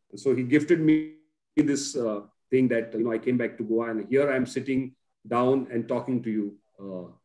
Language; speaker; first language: English; non-native, local second language; Konkani